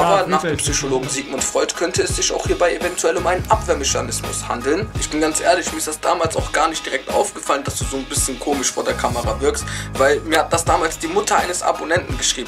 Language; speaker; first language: German; native; German